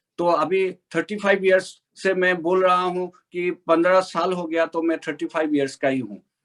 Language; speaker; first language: Hindi; non-native, local second language; Assamese